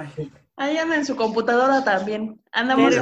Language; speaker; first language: Spanish; native; Spanish